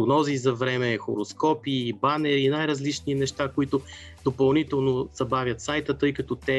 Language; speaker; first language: Bulgarian; native; Bulgarian